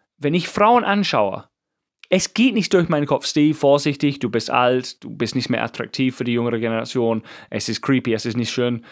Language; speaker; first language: German; non-native, fluent; English